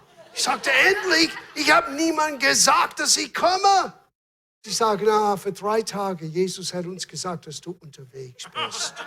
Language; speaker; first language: German; non-native, fluent; English